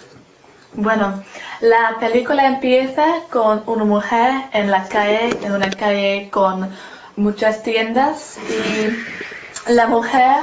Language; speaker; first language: Spanish; non-native, learner; English